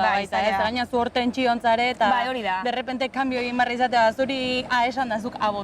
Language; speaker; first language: Basque; native; Basque